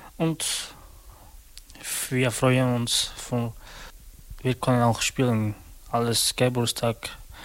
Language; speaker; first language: German; non-native, learner; Romany